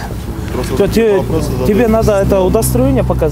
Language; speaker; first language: Russian; non-native, local second language; Kyrgyz